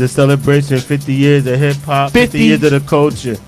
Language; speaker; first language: English; native; English